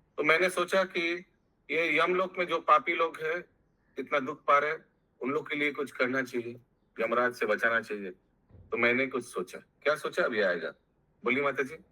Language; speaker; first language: Hindi; non-native, local second language; Bangla